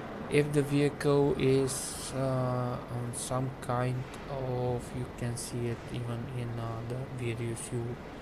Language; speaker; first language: English; non-native, fluent; Bulgarian